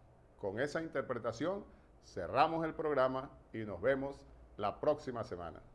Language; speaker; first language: Spanish; native; Spanish